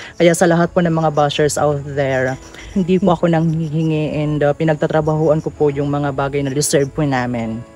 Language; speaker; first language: Filipino; non-native, local second language; Waray